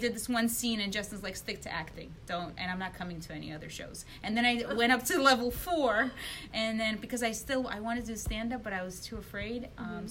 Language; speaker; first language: English; early bilingual, other home language; Russian